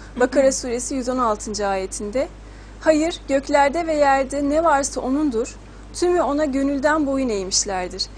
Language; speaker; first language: Turkish; native; Turkish